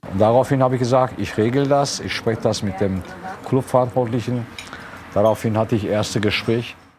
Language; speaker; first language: German; early bilingual, other home language; Turkish